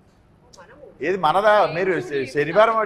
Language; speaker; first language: Telugu; native; Telugu